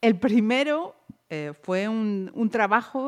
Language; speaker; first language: Spanish; native; Spanish